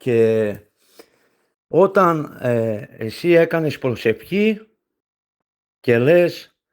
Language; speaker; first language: Greek; non-native, fluent; Bulgarian